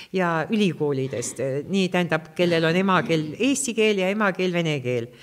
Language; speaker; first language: Estonian; non-native, local second language; Russian